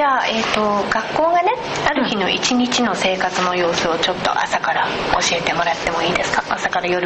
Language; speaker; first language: Japanese; native; Japanese